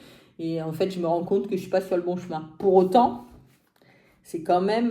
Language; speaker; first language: French; native; French